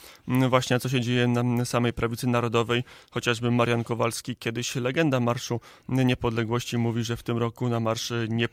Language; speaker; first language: Polish; native; Polish